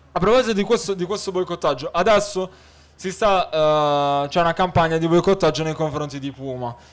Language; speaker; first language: Italian; early bilingual, other home language; Arabic